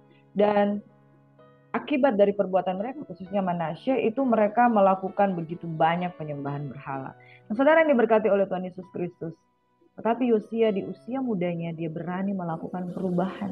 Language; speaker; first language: Indonesian; native; Indonesian